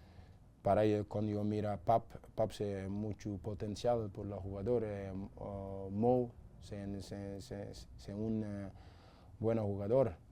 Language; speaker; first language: Spanish; non-native, learner; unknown